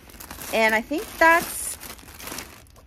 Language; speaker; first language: English; native; English